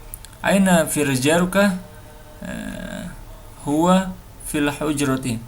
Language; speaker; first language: Arabic; non-native, fluent; Indonesian